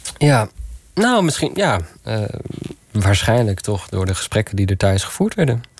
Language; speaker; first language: Dutch; early bilingual, other home language; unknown